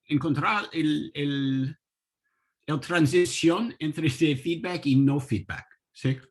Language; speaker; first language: Spanish; non-native, learner; English